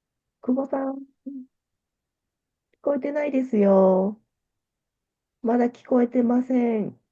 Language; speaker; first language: Japanese; non-native, fluent; Korean